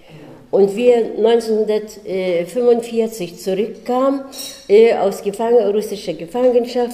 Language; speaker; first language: German; early bilingual, heritage; German